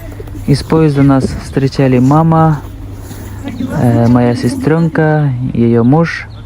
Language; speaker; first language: Russian; non-native, local second language; Tatar